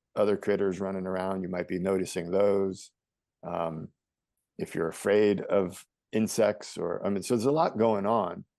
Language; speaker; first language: English; native; English